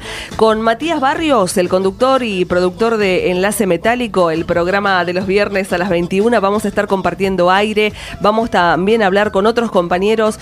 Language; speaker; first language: Spanish; native; Spanish